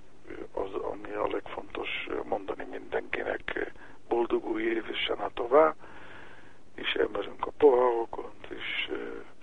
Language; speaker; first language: Hungarian; early bilingual, heritage; Hebrew